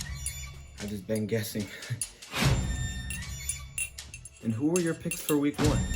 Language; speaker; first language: English; native; English